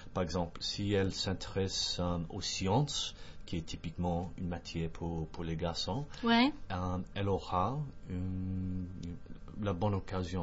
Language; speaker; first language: French; non-native, fluent; English